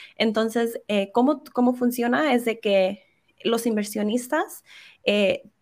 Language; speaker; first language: Spanish; early bilingual, heritage; Spanish